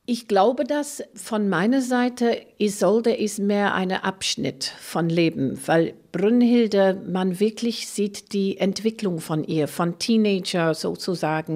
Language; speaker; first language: German; non-native, fluent; English